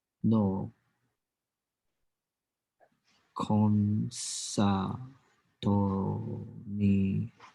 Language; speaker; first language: Japanese; non-native, learner; English